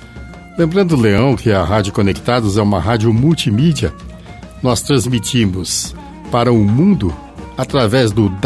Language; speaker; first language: Portuguese; native; Portuguese